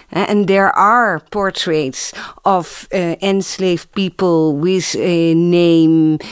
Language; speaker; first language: English; non-native, fluent; Dutch